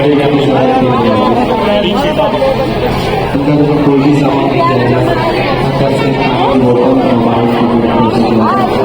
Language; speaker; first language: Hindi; non-native, learner; Bangla